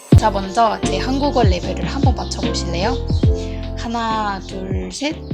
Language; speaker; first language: Korean; non-native, fluent; Burmese